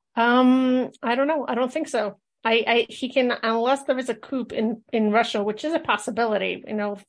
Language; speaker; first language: English; early bilingual, other home language; Russian